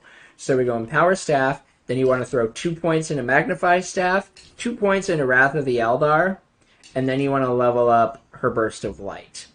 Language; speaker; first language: English; native; English